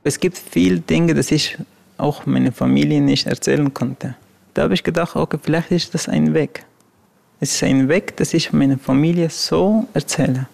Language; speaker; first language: German; non-native, fluent; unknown